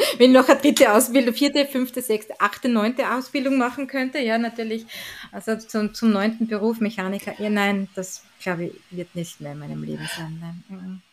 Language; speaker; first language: German; native; German